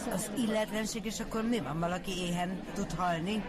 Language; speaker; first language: Hungarian; native; Hungarian